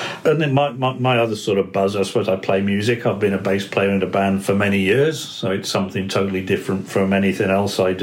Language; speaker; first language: English; native; English